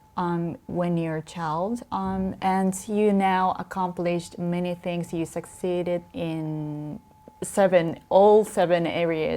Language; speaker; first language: English; non-native, fluent; Japanese